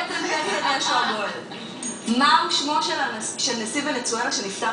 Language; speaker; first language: Hebrew; native; Hebrew